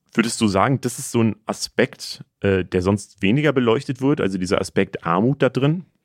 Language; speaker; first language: German; native; German